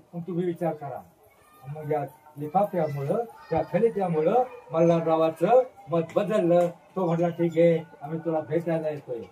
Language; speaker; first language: Marathi; native; Marathi